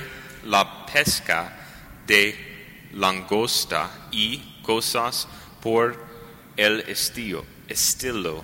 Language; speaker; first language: Spanish; non-native, learner; English